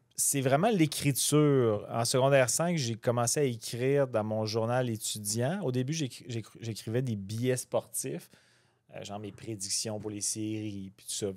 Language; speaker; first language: French; native; French